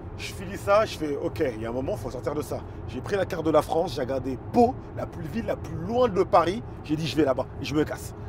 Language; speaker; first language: French; native; French